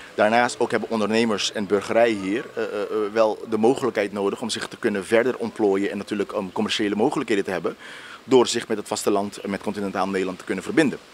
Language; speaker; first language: Dutch; non-native, local second language; Papiamento